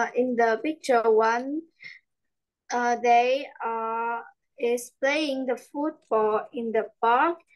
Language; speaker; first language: English; non-native, learner; Vietnamese